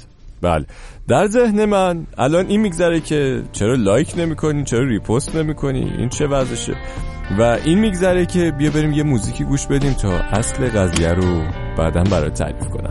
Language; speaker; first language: Persian; native; Persian